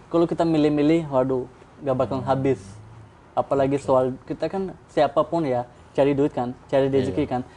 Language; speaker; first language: Indonesian; non-native, fluent; Urdu